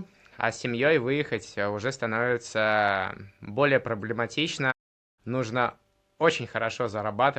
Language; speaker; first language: Russian; native; Russian